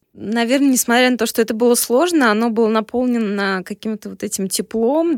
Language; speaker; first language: Russian; native; Russian